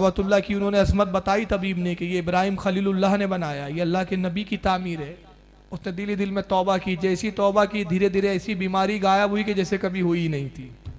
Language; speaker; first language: Urdu; native; Urdu